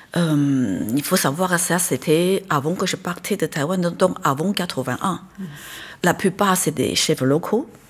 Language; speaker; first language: French; non-native, fluent; Chinese